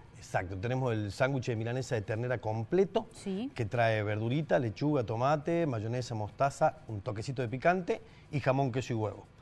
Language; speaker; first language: Spanish; native; Spanish